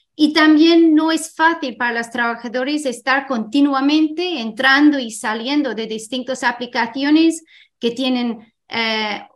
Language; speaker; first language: Spanish; non-native, fluent; English